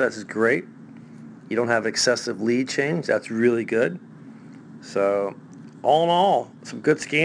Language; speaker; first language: English; native; English